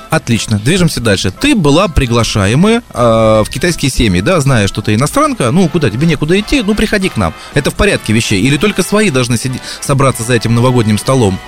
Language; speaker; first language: Russian; native; Russian